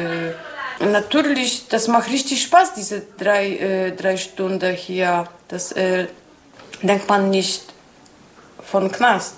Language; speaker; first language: German; non-native, learner; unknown